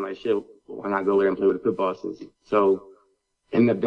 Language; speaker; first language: English; native; English